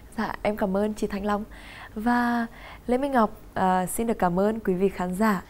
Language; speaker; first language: Vietnamese; native; Vietnamese